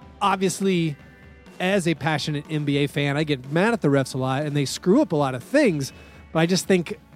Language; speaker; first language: English; native; English